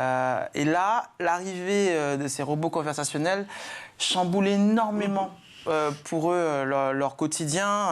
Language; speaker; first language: French; native; French